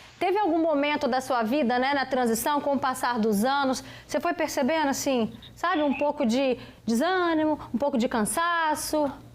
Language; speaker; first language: Portuguese; native; Portuguese